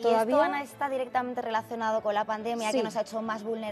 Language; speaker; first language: Spanish; native; Spanish